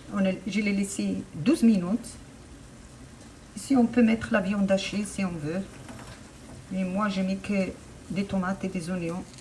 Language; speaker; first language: French; non-native, local second language; Arabic